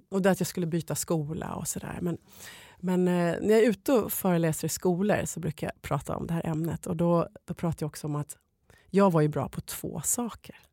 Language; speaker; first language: Swedish; native; Swedish